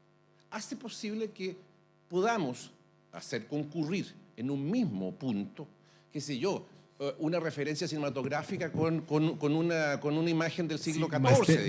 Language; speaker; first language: Spanish; native; Spanish